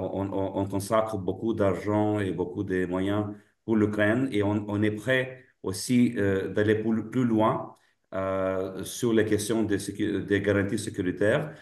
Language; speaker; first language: French; non-native, fluent; Lithuanian